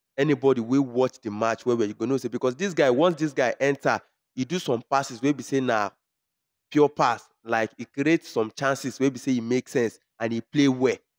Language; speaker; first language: Nigerian Pidgin; non-native, local second language; Yoruba